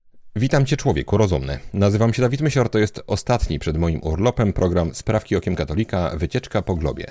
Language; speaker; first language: Polish; native; Polish